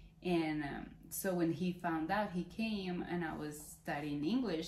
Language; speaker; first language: English; non-native, fluent; Spanish